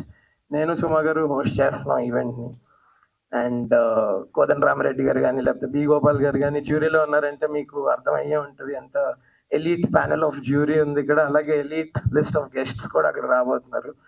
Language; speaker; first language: Telugu; native; Telugu